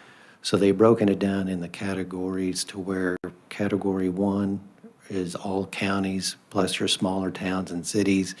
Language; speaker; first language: English; native; English